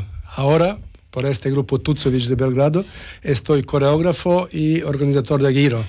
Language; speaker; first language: Spanish; non-native, fluent; Serbian